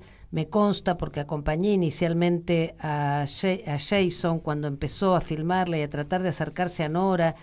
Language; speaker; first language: Spanish; native; Spanish